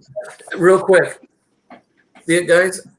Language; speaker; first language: English; native; English